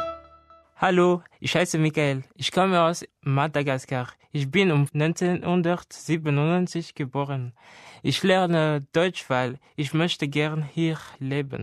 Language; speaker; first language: German; non-native, learner; Malagasy